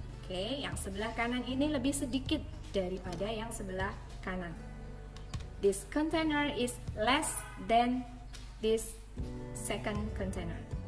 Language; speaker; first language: English; non-native, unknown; Indonesian